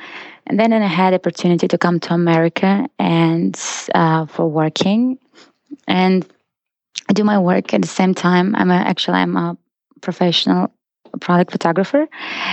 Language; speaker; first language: English; non-native, fluent; Russian